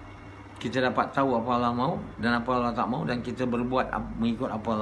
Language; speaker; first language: Malay; native; Malay